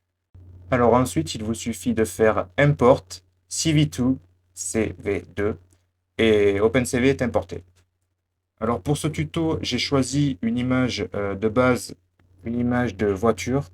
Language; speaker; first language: French; native; French